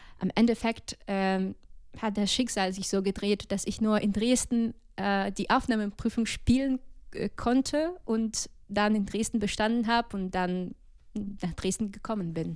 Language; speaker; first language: German; non-native, fluent; Ukrainian